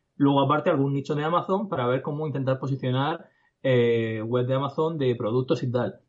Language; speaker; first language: Spanish; native; Spanish